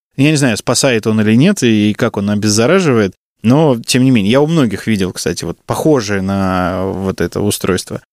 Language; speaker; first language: Russian; native; Russian